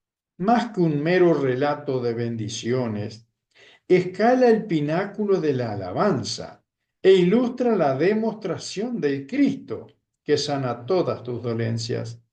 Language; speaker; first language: Spanish; native; Spanish